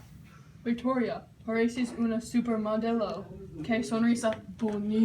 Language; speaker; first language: Spanish; non-native, learner; English